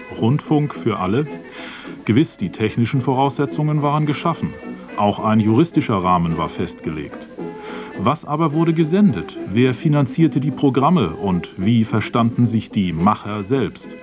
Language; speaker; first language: German; native; German